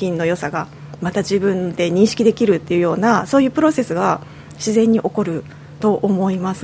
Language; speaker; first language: Japanese; native; Japanese